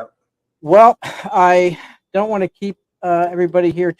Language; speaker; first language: English; native; English